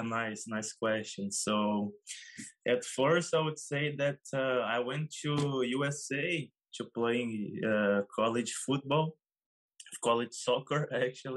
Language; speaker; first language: English; non-native, fluent; Portuguese